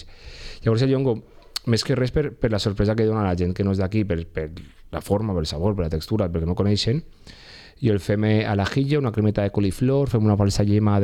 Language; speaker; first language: Catalan; native; Catalan